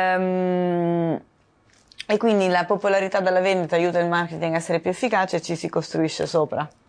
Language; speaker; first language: Italian; early bilingual, heritage; Italian